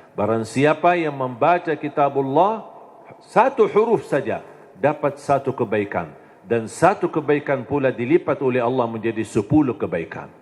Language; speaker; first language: Indonesian; non-native, fluent; Arabic